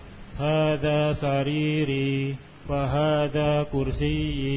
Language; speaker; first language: Arabic; non-native, learner; Indonesian